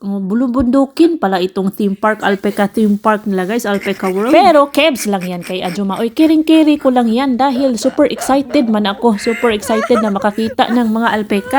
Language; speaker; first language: Filipino; non-native, local second language; Cebuano